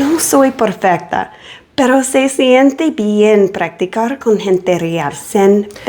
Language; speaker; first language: Spanish; non-native, learner; English